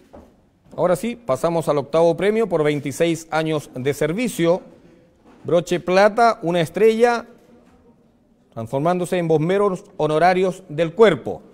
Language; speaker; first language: Spanish; native; Spanish